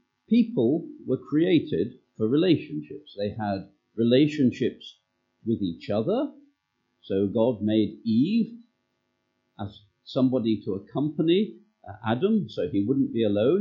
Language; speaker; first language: English; native; English